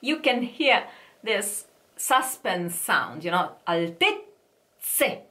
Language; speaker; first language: English; non-native, fluent; Italian